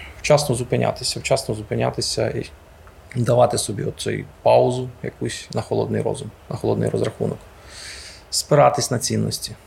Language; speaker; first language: Ukrainian; native; Ukrainian